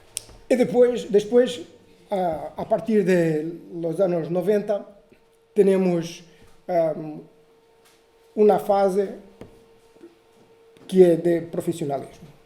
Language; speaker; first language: Spanish; non-native, learner; Portuguese